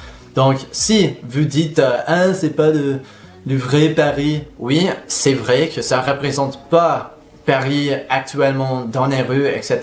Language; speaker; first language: French; non-native, fluent; English